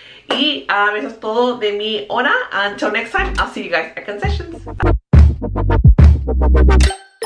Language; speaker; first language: English; early bilingual, other home language; Spanish